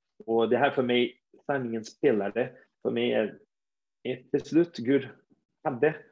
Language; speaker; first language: Swedish; non-native, fluent; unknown